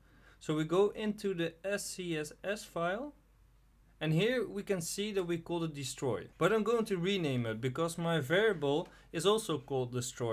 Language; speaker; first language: English; non-native, fluent; Dutch